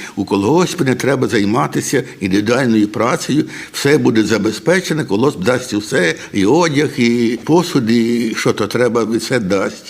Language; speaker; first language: Ukrainian; native; Ukrainian